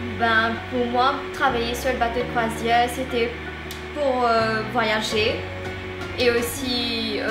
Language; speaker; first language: French; non-native, local second language; Morisyen